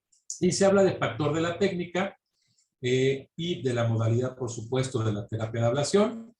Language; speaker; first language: Spanish; native; Spanish